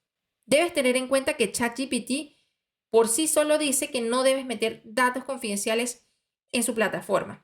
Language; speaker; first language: Spanish; native; Spanish